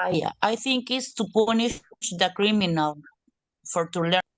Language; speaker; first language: English; non-native, learner; Spanish